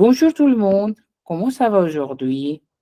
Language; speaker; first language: French; non-native, fluent; Hindi